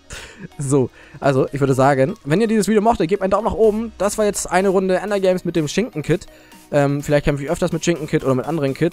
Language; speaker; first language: German; native; German